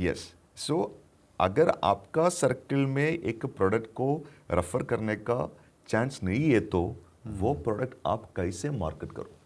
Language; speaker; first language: Hindi; non-native, local second language; Malayalam